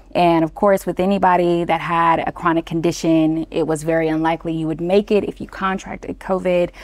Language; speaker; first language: English; native; English